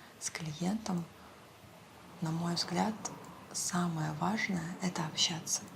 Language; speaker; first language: Russian; native; Russian